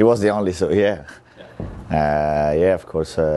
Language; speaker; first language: English; non-native, learner; Italian